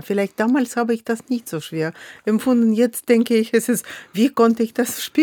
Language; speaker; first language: German; non-native, fluent; Russian